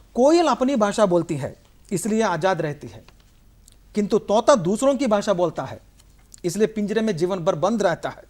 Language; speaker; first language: Hindi; non-native, local second language; Telugu